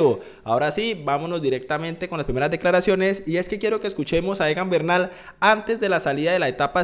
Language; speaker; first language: Spanish; native; Spanish